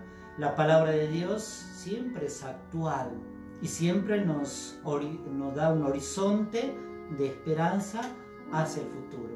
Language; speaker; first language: Spanish; native; Spanish